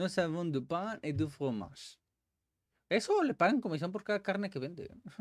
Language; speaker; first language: French; non-native, learner; Spanish